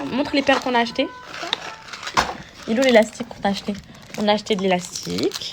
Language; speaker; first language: French; native; French